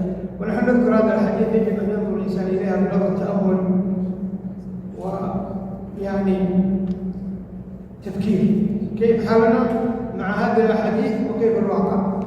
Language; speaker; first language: Arabic; native; Arabic